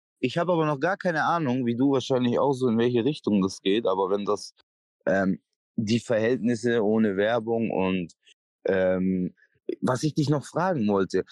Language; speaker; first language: German; native; German